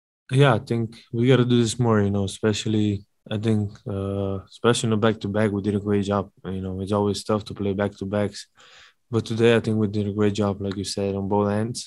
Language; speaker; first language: English; non-native, fluent; Slovenian